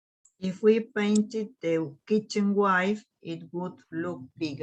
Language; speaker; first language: English; non-native, learner; Spanish